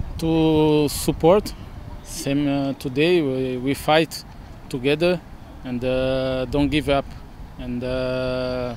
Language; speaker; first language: English; non-native, learner; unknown